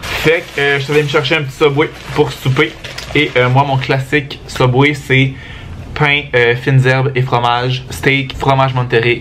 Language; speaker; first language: French; native; French